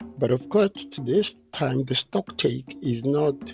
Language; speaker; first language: English; non-native, local second language; Tswana